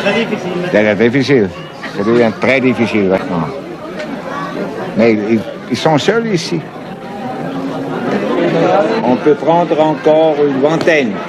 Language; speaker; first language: French; non-native, fluent; Swiss German